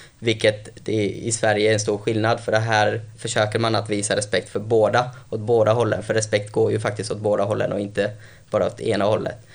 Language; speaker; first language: Swedish; early bilingual, other home language; Albanian